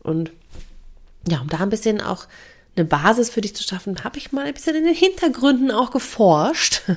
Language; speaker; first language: German; native; German